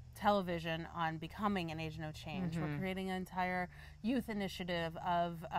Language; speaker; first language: English; native; English